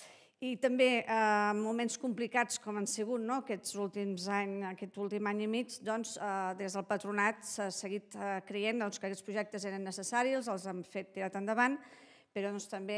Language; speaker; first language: Catalan; native; Catalan